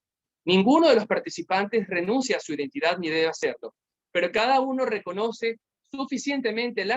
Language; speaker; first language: Spanish; native; Spanish